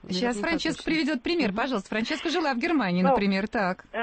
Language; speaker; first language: Russian; native; Russian